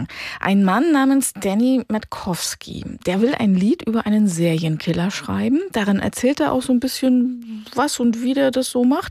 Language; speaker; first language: German; native; German